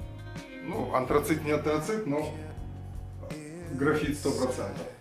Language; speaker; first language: Russian; native; Russian